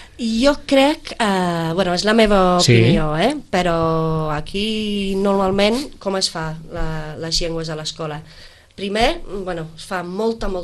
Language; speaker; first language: Catalan; non-native, fluent; English